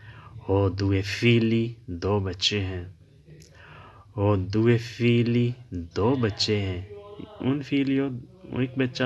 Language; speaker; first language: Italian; non-native, fluent; Urdu